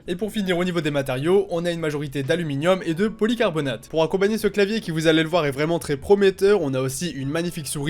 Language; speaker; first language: French; native; French